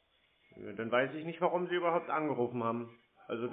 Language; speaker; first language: German; native; German